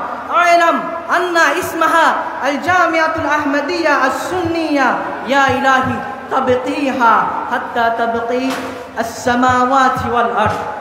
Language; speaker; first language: Arabic; non-native, learner; Bangla